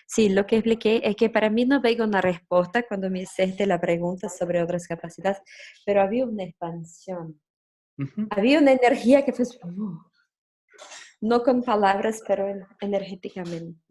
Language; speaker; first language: Spanish; non-native, fluent; Portuguese